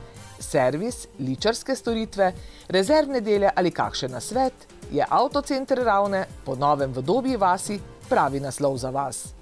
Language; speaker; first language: Slovenian; native; Slovenian